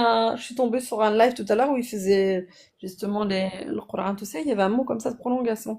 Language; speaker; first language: French; native; French